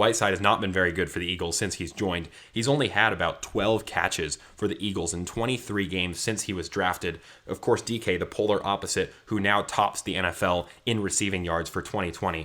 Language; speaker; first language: English; native; English